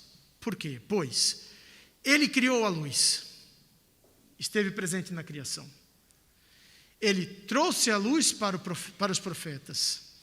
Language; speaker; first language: Portuguese; native; Portuguese